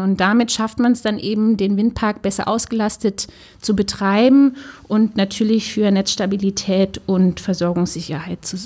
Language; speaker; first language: German; native; German